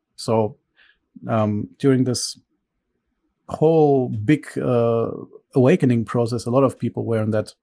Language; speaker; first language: English; early bilingual, other home language; Bulgarian